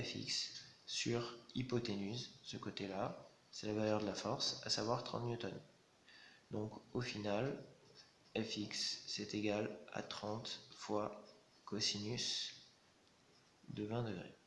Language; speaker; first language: French; native; French